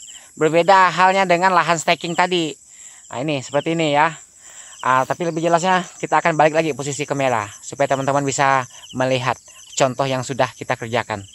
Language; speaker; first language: Indonesian; native; Indonesian